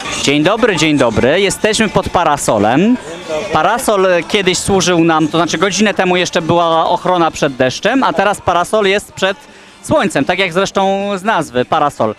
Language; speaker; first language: Polish; native; Polish